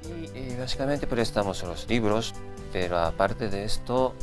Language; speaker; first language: Spanish; non-native, fluent; Japanese